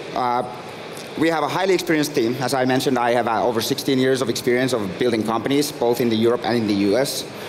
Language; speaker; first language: English; non-native, fluent; Finnish